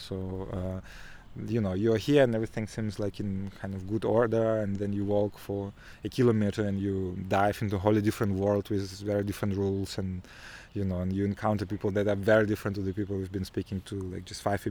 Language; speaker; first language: English; non-native, fluent; Ukrainian